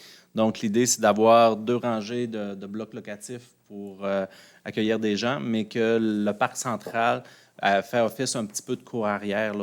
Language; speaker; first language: French; native; French